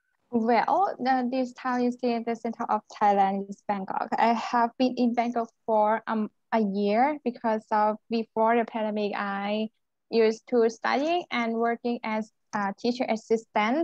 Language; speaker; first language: English; non-native, learner; Thai